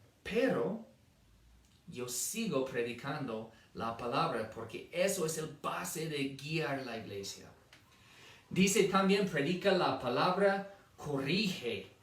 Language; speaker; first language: Spanish; non-native, fluent; English